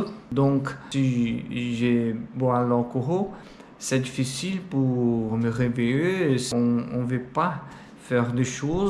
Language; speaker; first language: French; non-native, learner; Portuguese